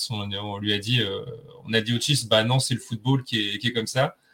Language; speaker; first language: French; native; French